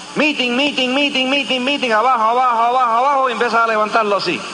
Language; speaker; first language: Spanish; early bilingual, heritage; Spanish